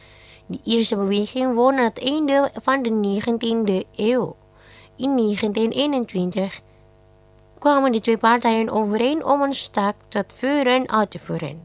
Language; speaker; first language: Dutch; non-native, fluent; Indonesian